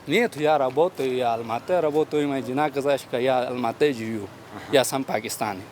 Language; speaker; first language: Russian; non-native, learner; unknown